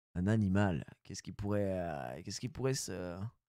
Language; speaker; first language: French; native; French